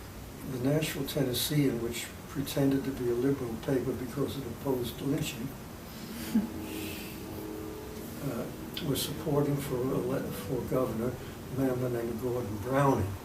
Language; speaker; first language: English; native; English